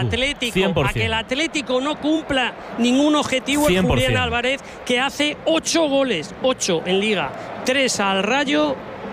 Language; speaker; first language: Spanish; native; Spanish